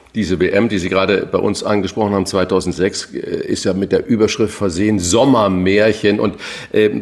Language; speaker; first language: German; early bilingual, other home language; Portuguese